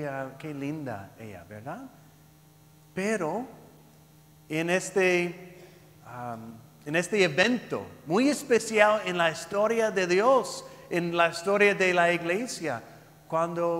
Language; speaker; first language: Spanish; non-native, learner; English